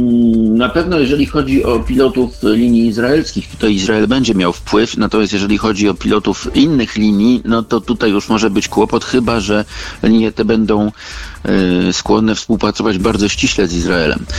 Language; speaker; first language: Polish; native; Polish